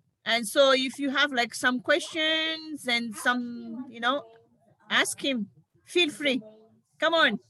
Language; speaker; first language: English; non-native, local second language; Malagasy